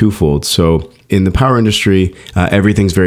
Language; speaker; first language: English; native; English